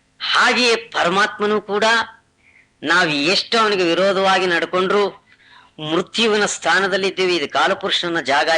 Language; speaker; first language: Kannada; non-native, local second language; Telugu